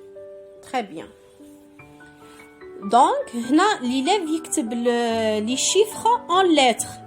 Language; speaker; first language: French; non-native, local second language; Arabic